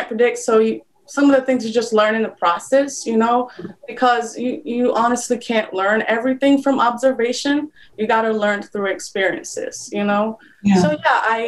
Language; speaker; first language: English; non-native, fluent; Polish